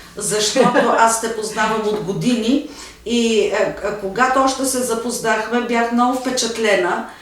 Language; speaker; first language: Bulgarian; native; Bulgarian